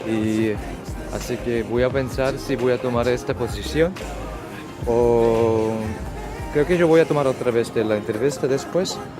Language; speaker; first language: Spanish; non-native, fluent; Korean